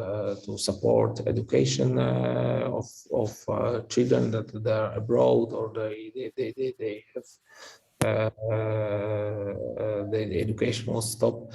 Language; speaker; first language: English; non-native, fluent; Polish